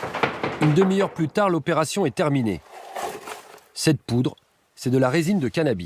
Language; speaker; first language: French; native; French